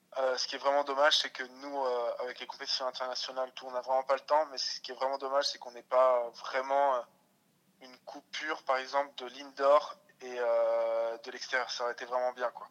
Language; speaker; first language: French; early bilingual, other home language; Russian